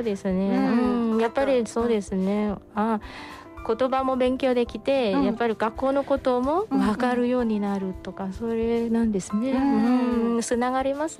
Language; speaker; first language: Japanese; non-native, fluent; Thai